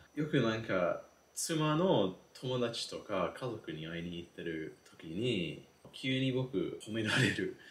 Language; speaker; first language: Japanese; non-native, fluent; English